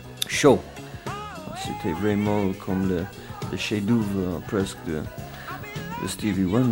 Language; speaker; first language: French; non-native, fluent; English